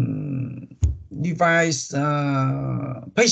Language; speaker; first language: English; non-native, learner; Vietnamese